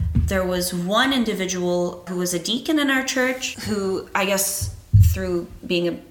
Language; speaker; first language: English; early bilingual, other home language; Arabic